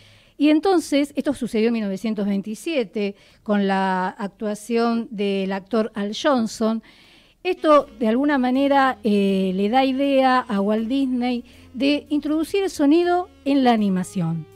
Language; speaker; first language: Spanish; native; Spanish